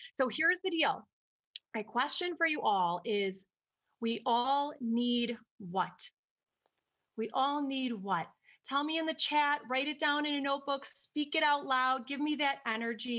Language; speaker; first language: English; native; English